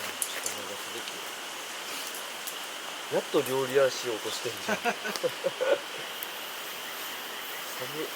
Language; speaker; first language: Japanese; native; Japanese